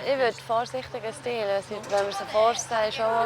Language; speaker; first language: German; native; German